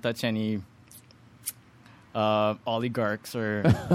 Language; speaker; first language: English; non-native, local second language; Filipino